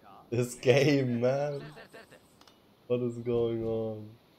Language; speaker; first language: English; non-native, fluent; German